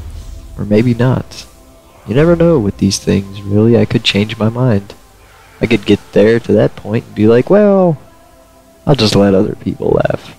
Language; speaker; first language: English; native; English